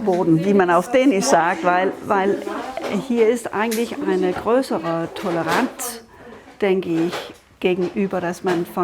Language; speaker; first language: German; non-native, local second language; Danish